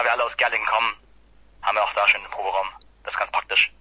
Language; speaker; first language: German; native; German